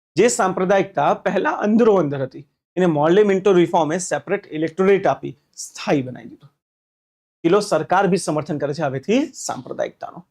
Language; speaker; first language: Gujarati; non-native, local second language; Hindi